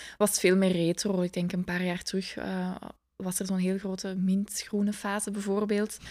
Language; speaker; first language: Dutch; native; Dutch